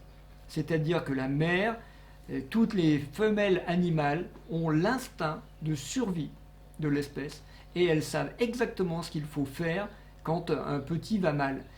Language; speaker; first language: French; native; French